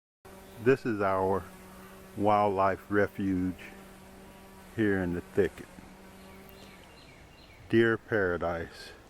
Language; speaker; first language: English; native; English